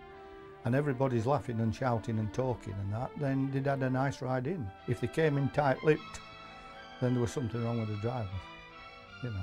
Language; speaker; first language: English; native; English